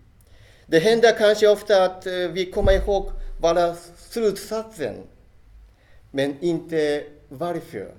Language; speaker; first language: Swedish; non-native, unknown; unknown